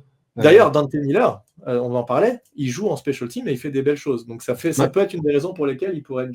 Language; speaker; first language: French; native; French